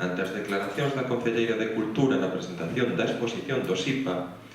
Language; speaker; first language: Galician; non-native, local second language; Spanish